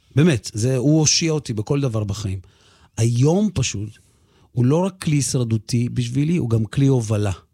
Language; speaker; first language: Hebrew; early bilingual, other home language; Russian